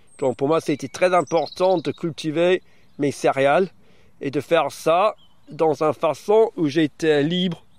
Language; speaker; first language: French; non-native, fluent; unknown